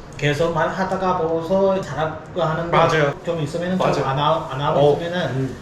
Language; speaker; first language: Korean; non-native, fluent; Sinhala